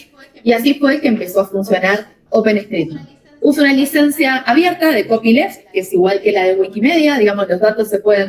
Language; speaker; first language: Spanish; native; Spanish